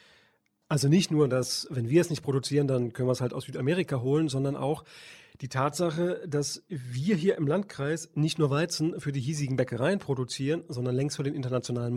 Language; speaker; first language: German; native; German